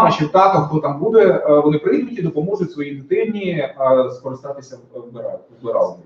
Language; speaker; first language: Ukrainian; native; Ukrainian